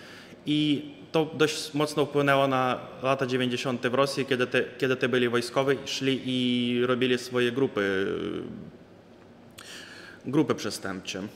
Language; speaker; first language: Polish; non-native, fluent; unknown